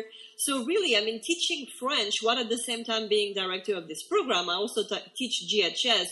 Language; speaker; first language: English; non-native, fluent; French